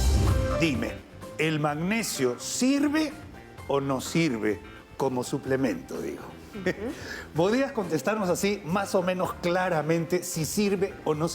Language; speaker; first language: Spanish; native; Spanish